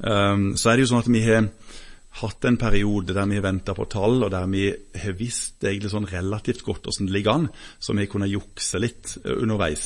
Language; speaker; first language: Norwegian; native; Norwegian